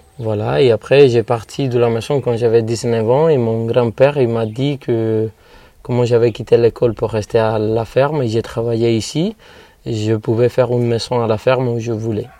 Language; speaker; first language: French; non-native, fluent; Spanish